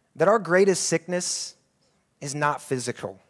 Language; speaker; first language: English; native; English